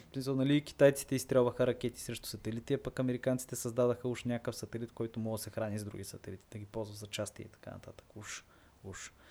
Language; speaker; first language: Bulgarian; native; Bulgarian